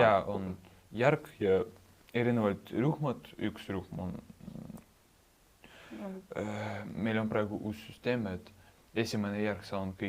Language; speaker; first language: Estonian; non-native, local second language; Russian